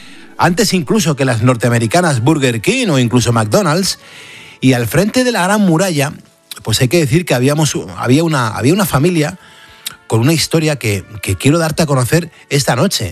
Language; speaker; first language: Spanish; native; Spanish